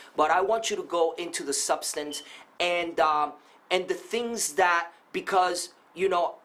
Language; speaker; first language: English; non-native, fluent; Spanish